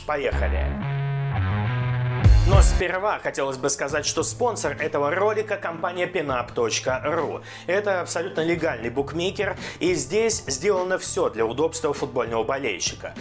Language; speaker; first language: Russian; native; Russian